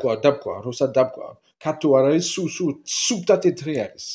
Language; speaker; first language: Georgian; non-native, learner; French